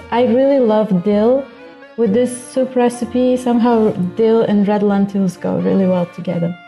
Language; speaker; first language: English; non-native, fluent; Bulgarian